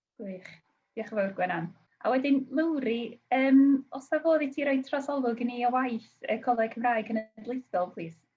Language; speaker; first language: Welsh; native; Welsh